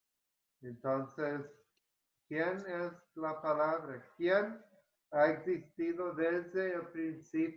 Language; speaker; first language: Spanish; early bilingual, heritage; Spanish